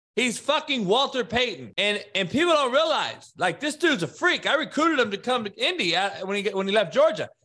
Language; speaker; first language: English; native; English